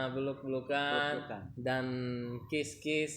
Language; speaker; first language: Indonesian; non-native, learner; Arabic